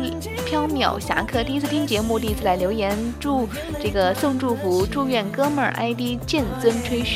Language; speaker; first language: Chinese; native; Chinese